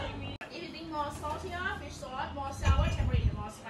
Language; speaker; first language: English; non-native, fluent; Thai